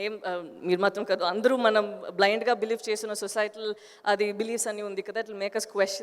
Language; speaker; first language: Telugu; non-native, fluent; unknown